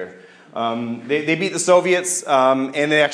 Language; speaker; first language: English; native; English